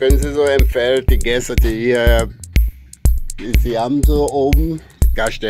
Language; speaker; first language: German; non-native, learner; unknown